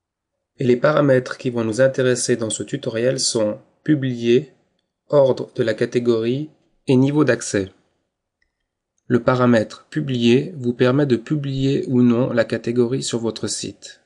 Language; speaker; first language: French; native; French